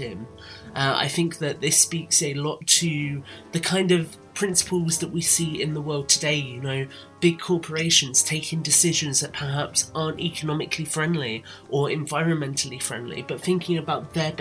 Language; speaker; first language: English; non-native, fluent; German